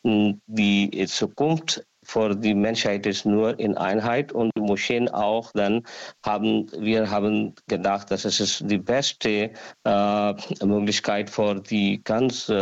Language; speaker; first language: German; non-native, learner; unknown